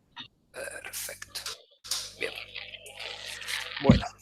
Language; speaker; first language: Spanish; native; Spanish